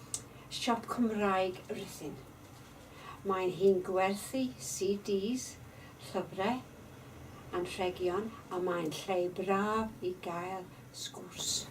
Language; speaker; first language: Welsh; non-native, learner; English